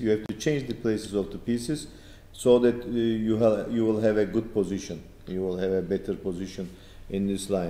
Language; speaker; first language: English; non-native, fluent; Turkish